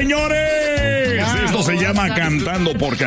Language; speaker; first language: Spanish; native; Spanish